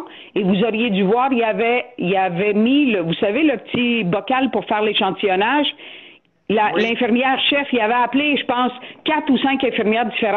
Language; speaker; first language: French; native; French